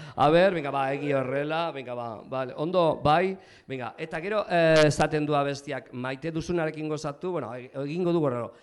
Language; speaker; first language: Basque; non-native, local second language; Spanish